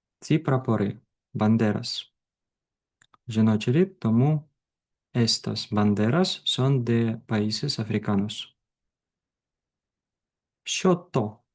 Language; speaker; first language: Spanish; non-native, fluent; Ukrainian